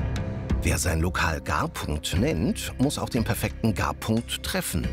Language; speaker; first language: German; native; German